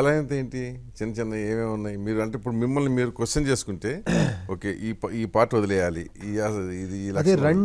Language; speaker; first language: Telugu; native; Telugu